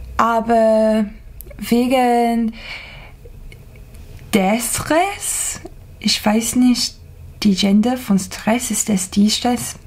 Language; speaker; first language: German; non-native, learner; English